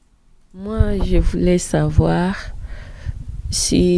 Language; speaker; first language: French; non-native, learner; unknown